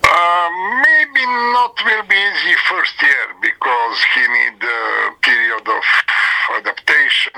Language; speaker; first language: English; non-native, learner; Serbian